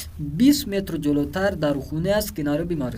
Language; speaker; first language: Persian; non-native, fluent; Urdu